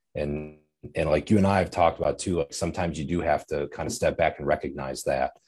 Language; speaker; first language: English; native; English